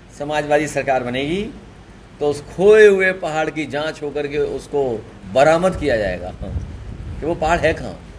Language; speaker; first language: Hindi; native; Hindi